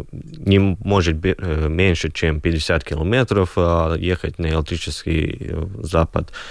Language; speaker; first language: Russian; non-native, local second language; Latvian